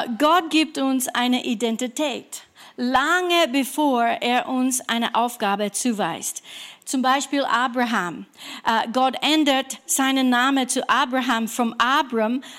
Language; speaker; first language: German; non-native, fluent; English